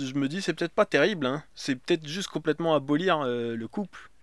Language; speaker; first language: French; native; French